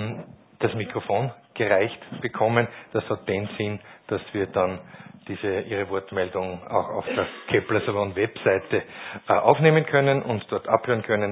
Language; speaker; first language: German; native; German